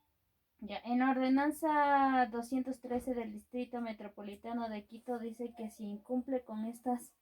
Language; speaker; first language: Spanish; native; Spanish